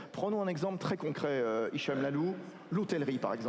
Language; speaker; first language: French; native; French